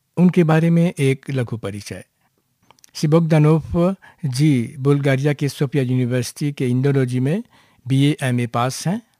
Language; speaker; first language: Hindi; non-native, local second language; Morisyen